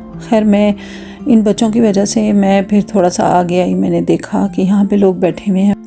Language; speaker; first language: Urdu; native; Urdu